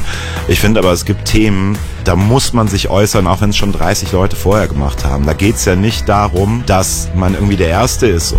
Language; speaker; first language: German; native; German